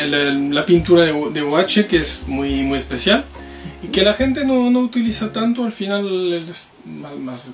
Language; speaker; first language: Spanish; non-native, fluent; French